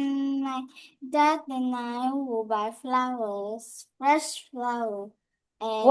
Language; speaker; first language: English; non-native, learner; Vietnamese